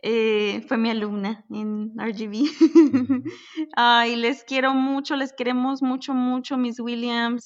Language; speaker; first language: Spanish; native; Spanish